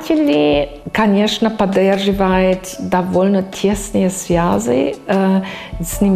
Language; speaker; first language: Russian; non-native, fluent; German